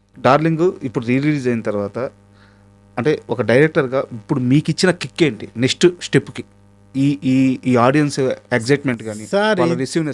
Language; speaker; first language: Telugu; native; Telugu